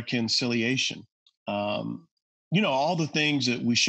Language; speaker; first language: English; native; English